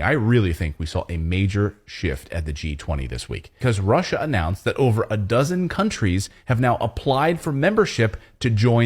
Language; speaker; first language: English; native; English